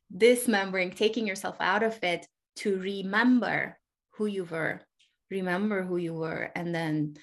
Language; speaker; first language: English; non-native, fluent; Turkish